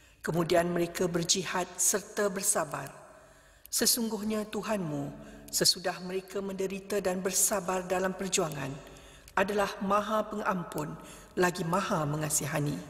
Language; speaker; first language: Malay; native; Malay